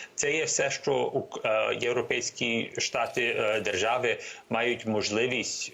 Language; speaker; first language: Ukrainian; early bilingual, heritage; Ukrainian